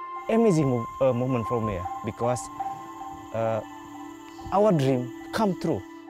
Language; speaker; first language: English; non-native, learner; Indonesian